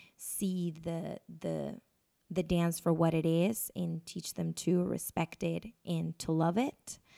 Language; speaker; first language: English; non-native, fluent; Spanish